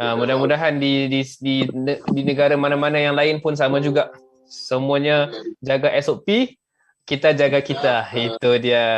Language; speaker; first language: Malay; native; Malay